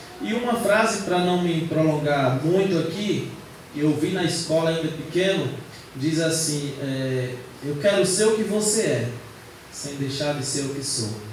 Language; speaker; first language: Portuguese; native; Portuguese